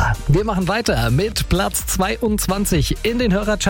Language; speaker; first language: German; native; German